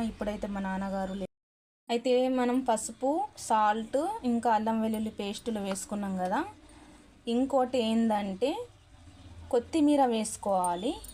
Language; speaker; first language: Telugu; non-native, local second language; Hindi